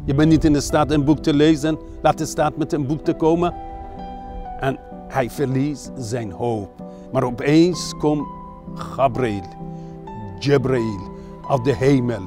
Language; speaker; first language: Dutch; non-native, fluent; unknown